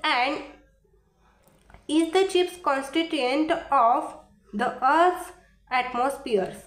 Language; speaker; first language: English; non-native, local second language; Marathi